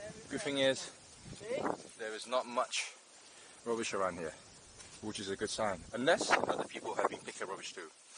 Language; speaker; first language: English; non-native, local second language; Cantonese